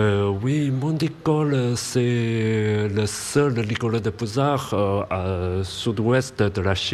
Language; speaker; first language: French; non-native, learner; Chinese